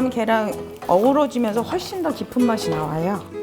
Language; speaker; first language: Korean; native; Korean